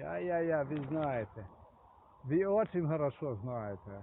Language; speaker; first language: Russian; non-native, learner; Slovenian